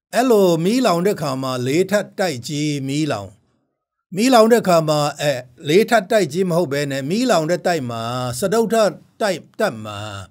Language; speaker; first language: Burmese; non-native, local second language; Tedim Chin